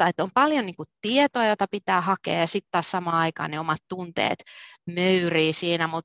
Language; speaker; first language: Finnish; native; Finnish